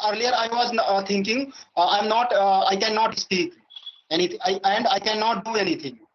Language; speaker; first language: English; non-native, learner; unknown